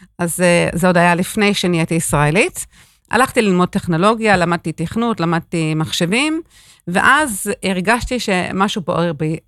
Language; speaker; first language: Hebrew; non-native, fluent; English